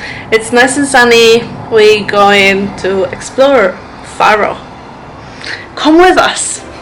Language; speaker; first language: English; non-native, fluent; Polish